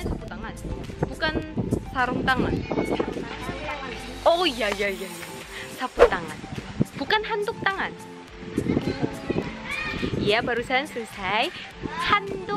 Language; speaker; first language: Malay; non-native, fluent; Korean